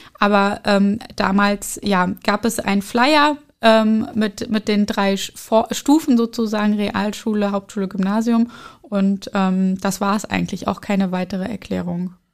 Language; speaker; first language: German; early bilingual, other home language; Arabic